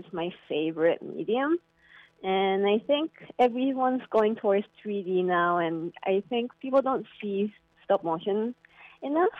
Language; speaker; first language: English; non-native, fluent; Japanese